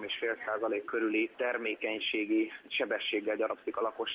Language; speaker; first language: Hungarian; native; Hungarian